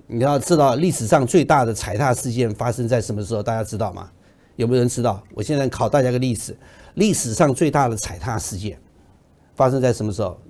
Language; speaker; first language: Chinese; native; Chinese